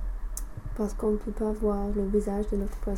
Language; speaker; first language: French; non-native, fluent; English